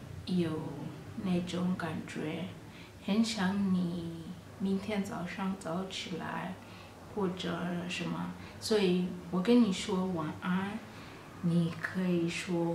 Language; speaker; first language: Chinese; non-native, fluent; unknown